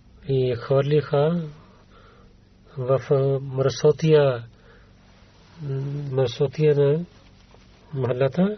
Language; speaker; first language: Bulgarian; non-native, learner; Urdu